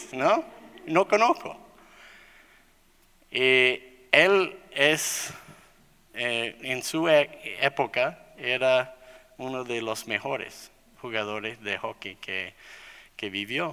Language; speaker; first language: Spanish; non-native, fluent; English